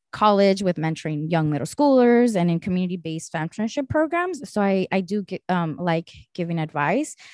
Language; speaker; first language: English; early bilingual, other home language; Spanish